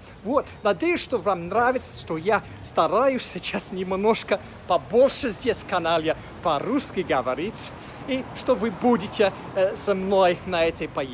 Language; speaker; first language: Russian; non-native, fluent; English